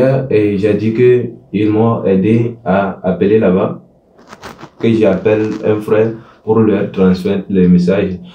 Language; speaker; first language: French; non-native, local second language; Ewe